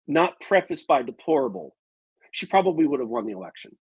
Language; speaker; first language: English; native; English